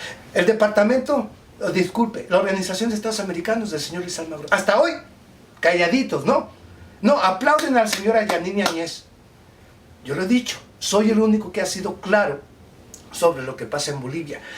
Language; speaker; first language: Spanish; native; Spanish